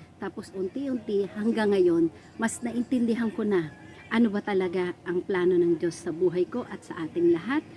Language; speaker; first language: Filipino; non-native, local second language; Pampanga